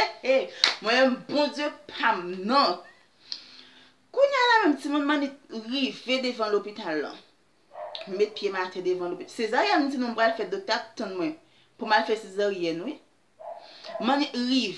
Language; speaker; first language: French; non-native, learner; Haitian Creole